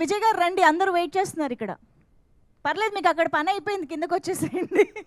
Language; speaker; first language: Telugu; native; Telugu